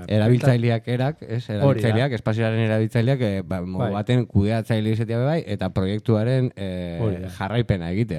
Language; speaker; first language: Basque; native; Basque